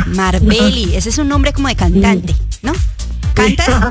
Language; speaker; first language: Spanish; native; Spanish